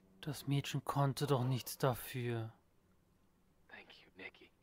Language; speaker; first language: German; native; German